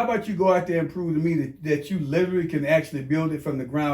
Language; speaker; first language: English; native; English